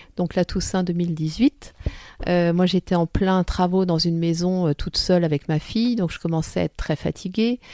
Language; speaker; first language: French; native; French